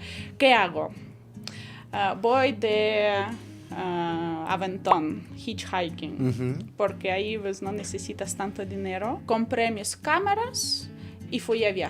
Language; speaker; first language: Spanish; non-native, fluent; Ukrainian